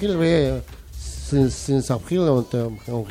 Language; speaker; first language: French; non-native, learner; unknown